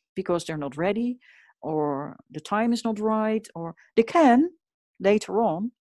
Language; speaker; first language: English; non-native, fluent; Dutch